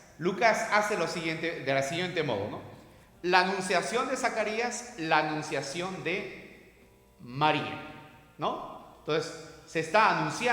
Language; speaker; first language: Spanish; native; Spanish